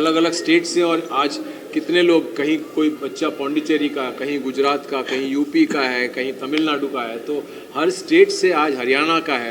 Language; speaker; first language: Hindi; native; Hindi